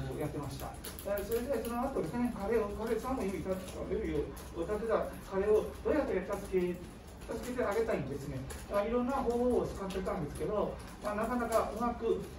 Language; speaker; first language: Japanese; non-native, fluent; Burmese